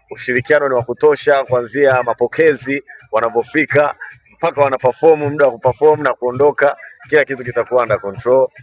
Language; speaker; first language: Swahili; native; Swahili